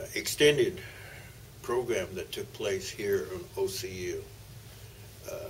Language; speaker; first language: English; early bilingual, other home language; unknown